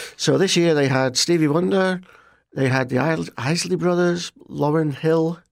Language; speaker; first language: English; native; English